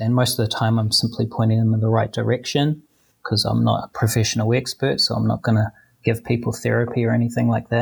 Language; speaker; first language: English; native; English